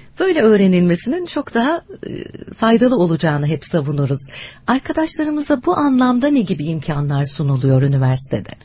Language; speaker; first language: Turkish; native; Turkish